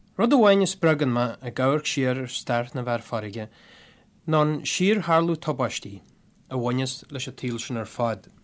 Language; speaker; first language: Irish; native; Irish